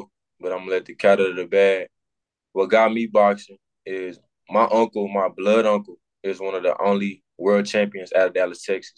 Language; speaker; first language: English; native; English